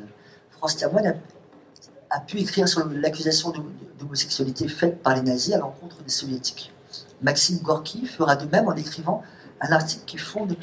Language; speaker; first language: French; native; French